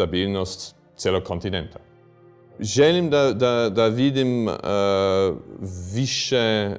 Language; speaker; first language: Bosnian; non-native, fluent; English